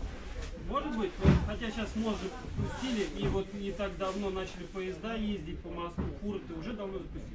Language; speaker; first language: Russian; native; Russian